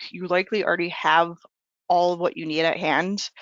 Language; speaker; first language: English; native; English